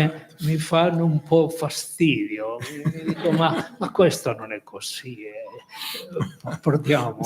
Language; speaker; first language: Italian; non-native, fluent; Spanish